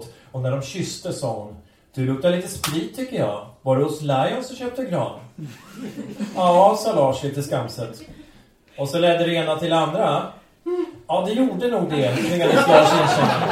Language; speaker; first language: Swedish; native; Swedish